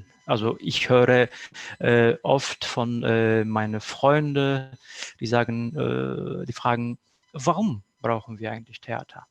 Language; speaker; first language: German; non-native, fluent; Kurdish